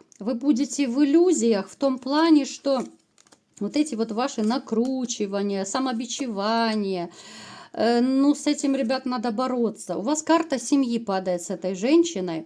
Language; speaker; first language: Russian; native; Russian